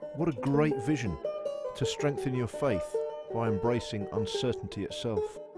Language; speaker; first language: English; native; English